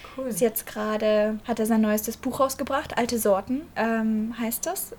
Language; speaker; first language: German; native; German